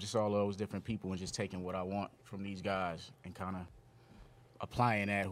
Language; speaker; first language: English; native; English